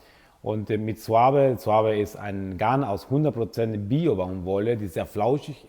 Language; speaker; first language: German; non-native, fluent; Italian